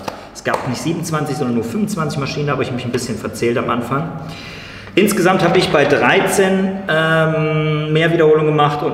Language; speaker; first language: German; native; German